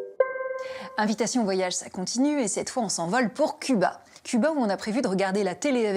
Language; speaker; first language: French; native; French